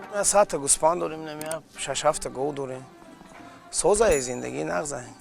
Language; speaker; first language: Tajik; native; Tajik